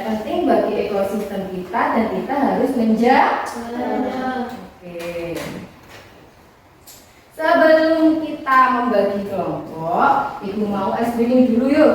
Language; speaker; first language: Malay; native; Malay